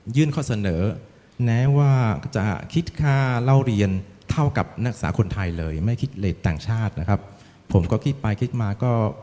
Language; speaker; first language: Thai; non-native, fluent; Vietnamese